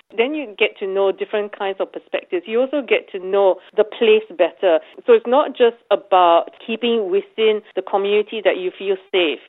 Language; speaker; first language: English; native; English